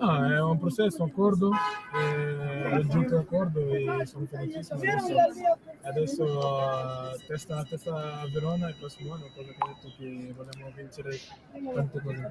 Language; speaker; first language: Italian; non-native, fluent; Portuguese